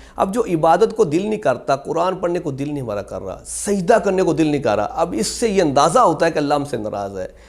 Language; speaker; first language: Urdu; non-native, local second language; Punjabi